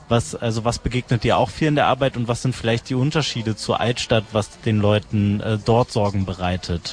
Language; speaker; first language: German; native; German